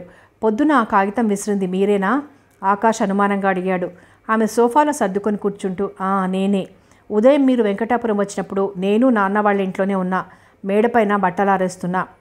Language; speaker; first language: Telugu; native; Telugu